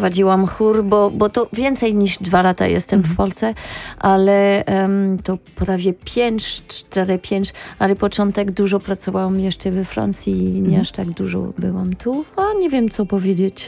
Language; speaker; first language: Polish; non-native, learner; French